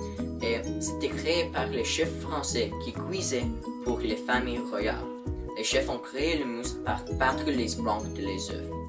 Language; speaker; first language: French; non-native, learner; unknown